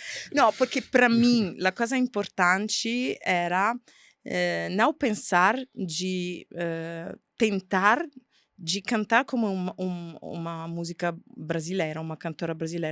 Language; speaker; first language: Portuguese; non-native, fluent; Italian